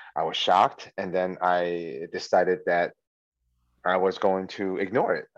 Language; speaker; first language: English; early bilingual, other home language; Chinese